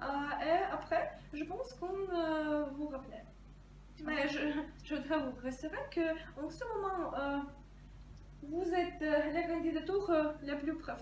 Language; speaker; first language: French; non-native, fluent; Russian